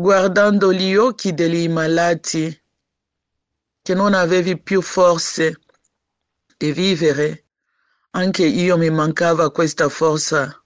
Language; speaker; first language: Italian; non-native, learner; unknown